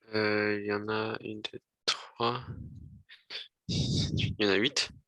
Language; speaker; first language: French; native; French